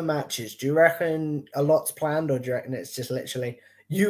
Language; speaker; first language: English; native; English